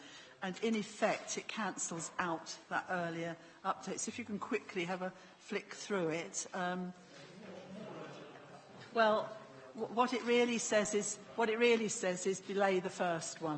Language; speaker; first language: English; native; English